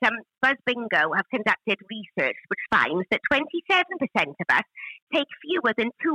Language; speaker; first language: English; native; English